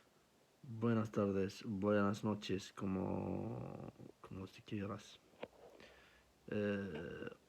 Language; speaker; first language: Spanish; non-native, learner; Arabic